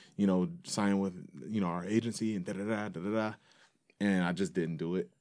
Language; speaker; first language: English; native; English